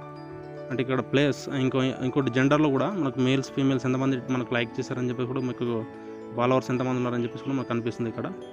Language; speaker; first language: Telugu; native; Telugu